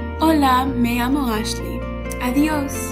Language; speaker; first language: Spanish; non-native, learner; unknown